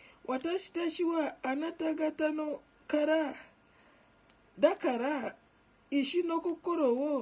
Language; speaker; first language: Japanese; non-native, learner; Ganda